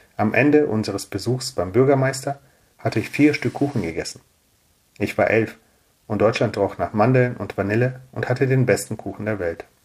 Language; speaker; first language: German; early bilingual, other home language; Russian